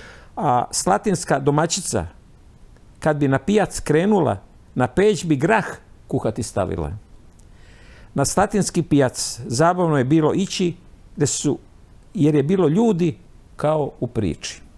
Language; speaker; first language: Croatian; native; Croatian